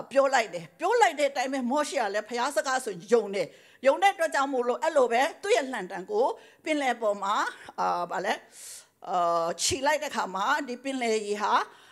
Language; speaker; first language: Burmese; non-native, local second language; Tedim Chin